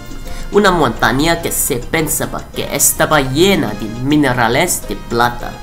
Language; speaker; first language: Spanish; non-native, learner; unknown